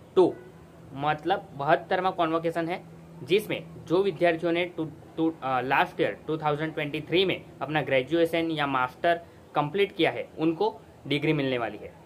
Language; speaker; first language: Hindi; non-native, local second language; Gujarati